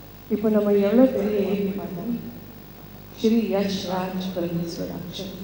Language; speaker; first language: Tamil; non-native, fluent; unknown